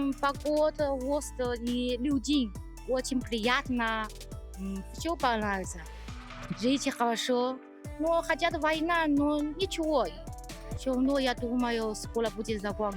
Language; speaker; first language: Russian; non-native, learner; Chinese